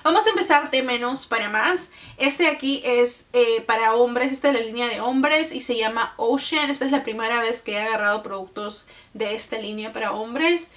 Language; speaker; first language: Spanish; native; Spanish